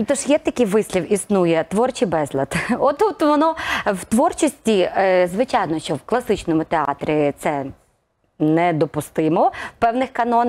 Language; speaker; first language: Ukrainian; native; Ukrainian